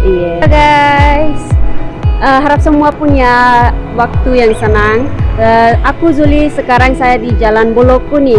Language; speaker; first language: Indonesian; non-native, learner; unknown